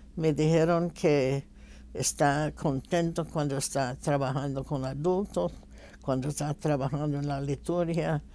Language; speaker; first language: Spanish; non-native, fluent; English